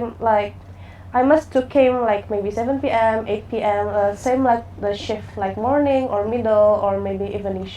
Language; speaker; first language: English; non-native, learner; Indonesian